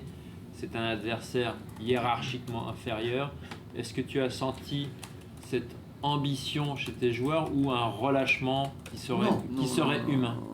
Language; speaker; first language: French; native; French